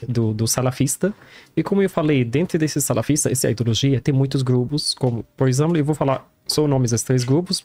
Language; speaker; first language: Portuguese; non-native, learner; Arabic